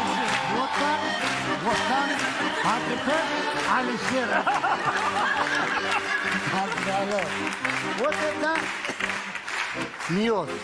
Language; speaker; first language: Russian; non-native, learner; Tajik